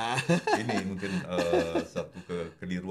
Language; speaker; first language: Indonesian; non-native, local second language; Javanese